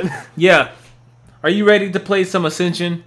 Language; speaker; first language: English; native; English